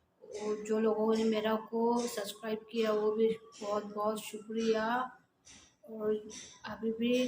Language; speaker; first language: Hindi; non-native, learner; Tibetan